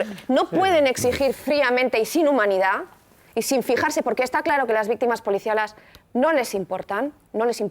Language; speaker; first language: Spanish; native; Spanish